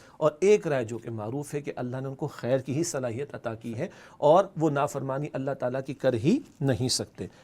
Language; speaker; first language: Urdu; native; Urdu